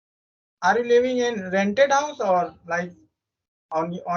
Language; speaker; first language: English; non-native, local second language; Hindi